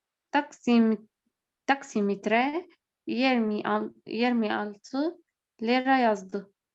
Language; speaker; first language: Turkish; non-native, learner; Arabic